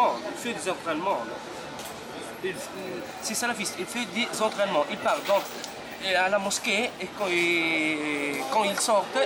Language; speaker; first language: French; non-native, learner; Arabic